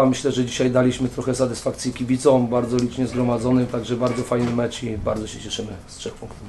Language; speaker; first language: Polish; native; Polish